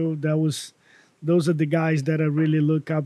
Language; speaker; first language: English; non-native, fluent; Portuguese